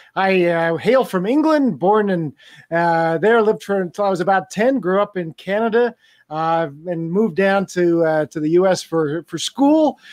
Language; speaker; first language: English; native; English